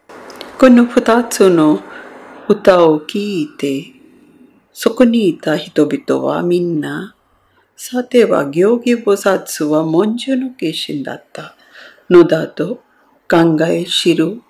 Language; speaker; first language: Japanese; non-native, fluent; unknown